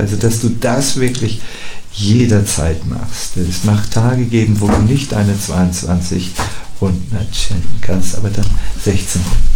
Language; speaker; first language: German; native; German